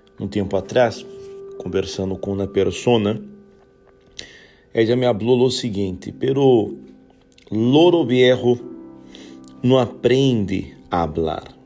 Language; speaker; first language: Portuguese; non-native, learner; Spanish